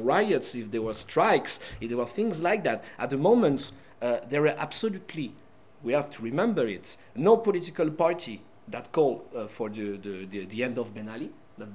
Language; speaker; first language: English; non-native, fluent; French